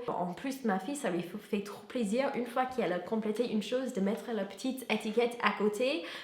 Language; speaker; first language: French; non-native, fluent; English